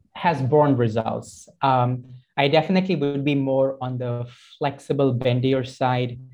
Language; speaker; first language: English; non-native, local second language; Hindi